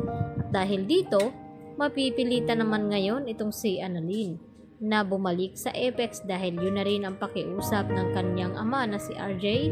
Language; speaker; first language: Filipino; native; Filipino